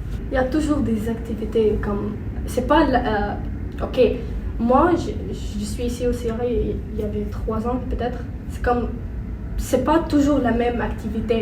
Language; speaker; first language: French; non-native, learner; Arabic